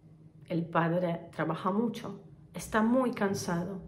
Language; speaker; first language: Spanish; non-native, fluent; Polish